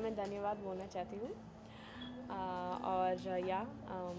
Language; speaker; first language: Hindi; non-native, fluent; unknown